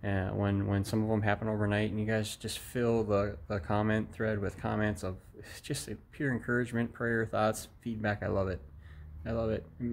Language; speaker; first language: English; native; English